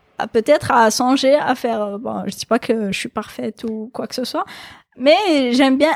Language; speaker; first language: French; non-native, local second language; Kabyle